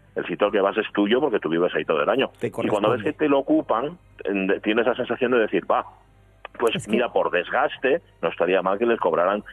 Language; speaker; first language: Spanish; native; Spanish